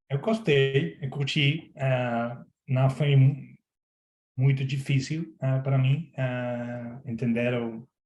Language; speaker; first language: Portuguese; non-native, fluent; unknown